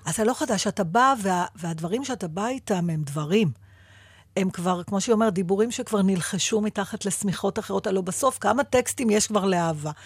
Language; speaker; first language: Hebrew; native; Hebrew